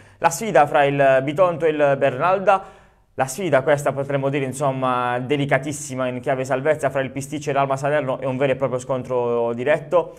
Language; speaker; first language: Italian; native; Italian